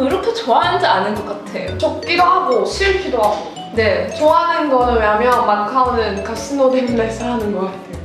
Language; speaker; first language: Korean; non-native, learner; Cantonese